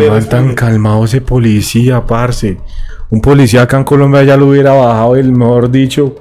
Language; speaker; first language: Spanish; native; Spanish